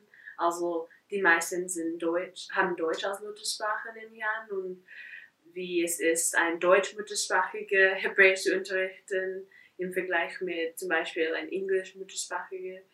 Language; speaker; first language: German; non-native, fluent; English